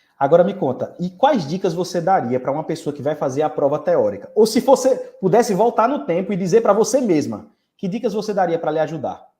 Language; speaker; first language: Portuguese; native; Portuguese